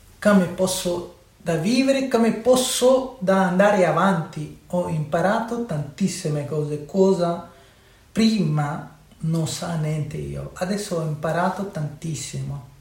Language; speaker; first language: Italian; non-native, learner; Urdu